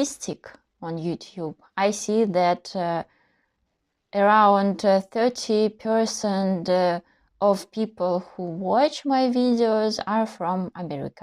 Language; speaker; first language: English; non-native, learner; Russian